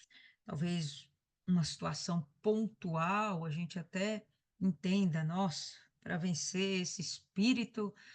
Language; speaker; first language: Portuguese; native; Portuguese